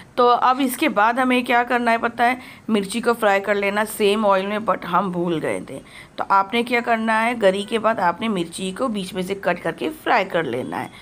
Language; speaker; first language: Hindi; native; Hindi